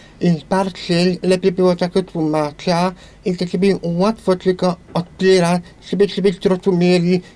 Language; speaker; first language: Polish; non-native, local second language; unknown